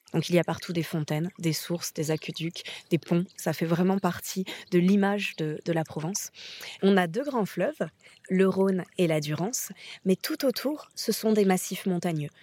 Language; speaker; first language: French; native; French